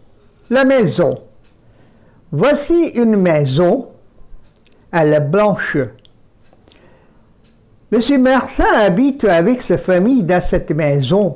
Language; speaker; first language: French; non-native, fluent; Bangla